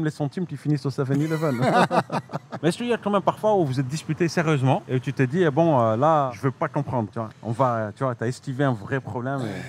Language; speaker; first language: French; native; French